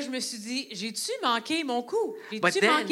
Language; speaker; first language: French; native; French